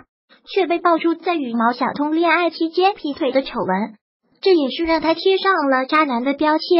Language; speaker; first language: Chinese; native; Chinese